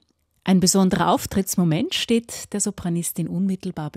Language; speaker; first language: German; native; German